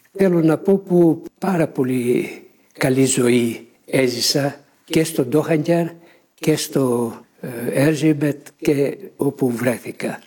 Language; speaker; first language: Greek; early bilingual, heritage; Greek